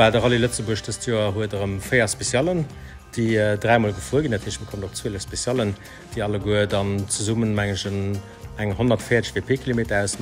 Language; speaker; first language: German; non-native, local second language; Luxembourgish